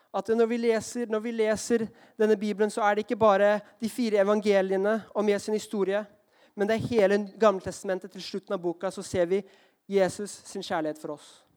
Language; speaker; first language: Norwegian; early bilingual, heritage; Norwegian